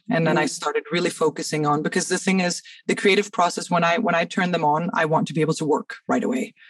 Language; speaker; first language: English; early bilingual, other home language; Danish